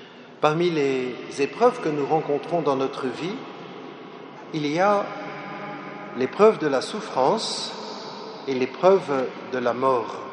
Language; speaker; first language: French; native; French